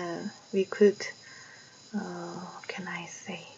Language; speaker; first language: English; non-native, learner; Korean